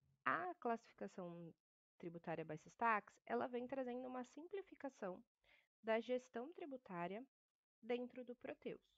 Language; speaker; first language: Portuguese; native; Portuguese